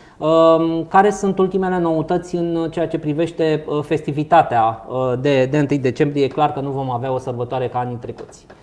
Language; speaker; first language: Romanian; native; Romanian